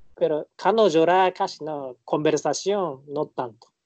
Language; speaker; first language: Spanish; non-native, learner; Japanese